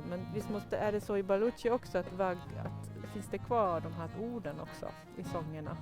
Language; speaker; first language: Swedish; native; Swedish